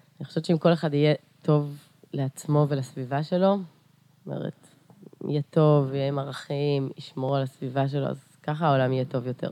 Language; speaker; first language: Hebrew; early bilingual, other home language; Russian